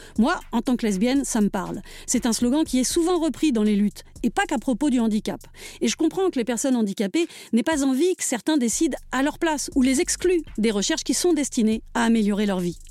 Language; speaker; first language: French; native; French